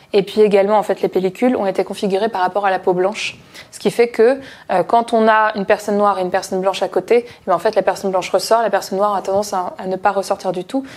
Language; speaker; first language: French; native; French